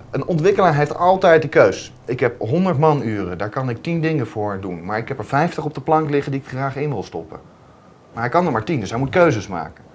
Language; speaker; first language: Dutch; native; Dutch